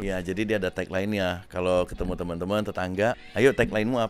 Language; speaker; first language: Indonesian; native; Indonesian